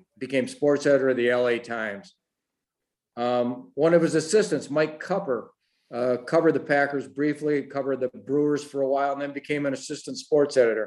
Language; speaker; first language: English; native; English